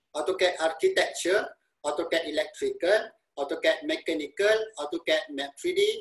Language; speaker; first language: English; non-native, local second language; Malay